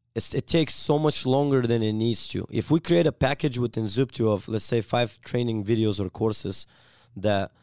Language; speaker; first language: English; non-native, fluent; Bulgarian